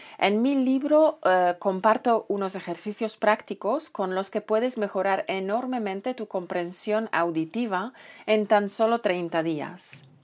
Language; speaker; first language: Spanish; non-native, fluent; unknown